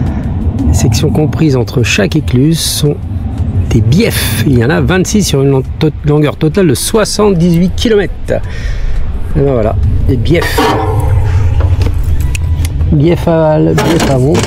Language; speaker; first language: French; native; French